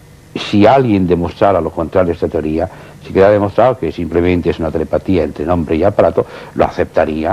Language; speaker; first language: Spanish; native; Spanish